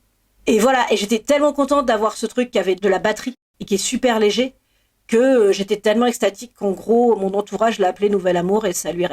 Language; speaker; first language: French; native; French